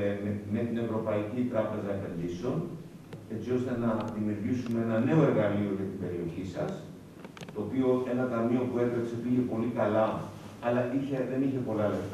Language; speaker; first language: Greek; native; Greek